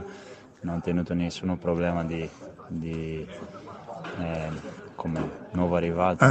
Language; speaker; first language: Italian; non-native, fluent; Portuguese